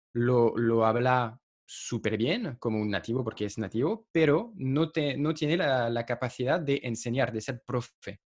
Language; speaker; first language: Spanish; non-native, fluent; French